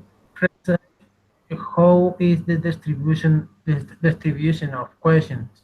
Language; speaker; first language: English; non-native, learner; Spanish